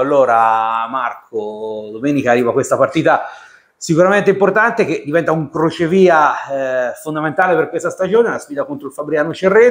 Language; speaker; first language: Italian; native; Italian